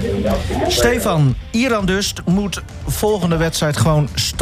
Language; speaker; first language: Dutch; native; Dutch